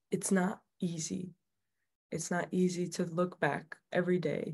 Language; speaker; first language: English; native; English